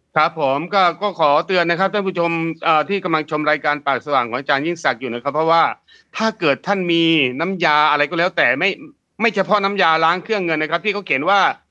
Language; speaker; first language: Thai; native; Thai